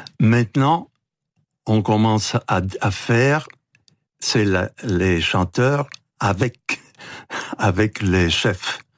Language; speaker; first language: French; non-native, fluent; Italian